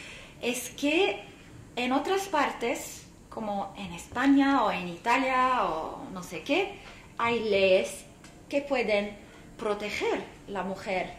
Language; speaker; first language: Spanish; non-native, fluent; Arabic